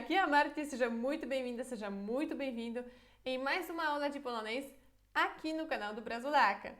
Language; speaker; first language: Portuguese; non-native, fluent; Polish